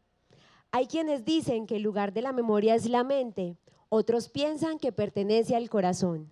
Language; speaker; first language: Spanish; native; Spanish